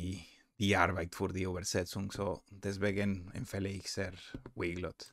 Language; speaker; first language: German; non-native, learner; Spanish